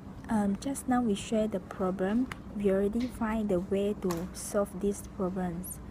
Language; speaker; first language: English; non-native, local second language; Malay